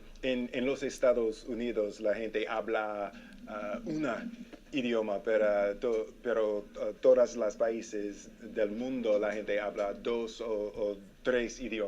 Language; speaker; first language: Spanish; non-native, learner; English